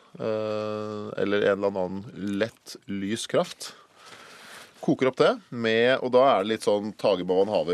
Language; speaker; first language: Norwegian; native; Norwegian